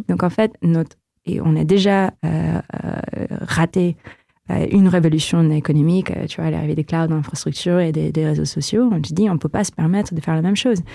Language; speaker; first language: French; non-native, fluent; Filipino